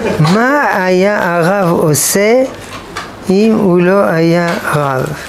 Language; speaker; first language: Hebrew; non-native, fluent; French